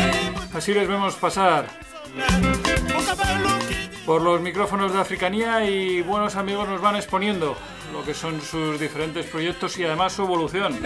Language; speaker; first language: Spanish; native; Spanish